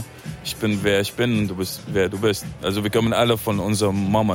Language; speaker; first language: German; non-native, fluent; Arabic